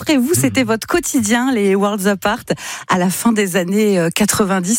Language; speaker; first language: French; native; French